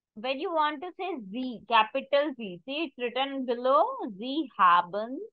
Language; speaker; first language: English; non-native, local second language; Hindi